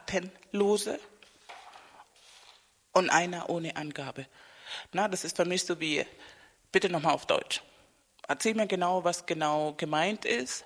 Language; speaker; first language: German; non-native, fluent; Spanish